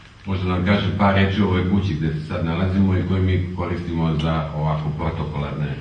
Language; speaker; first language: Bosnian; native; Bosnian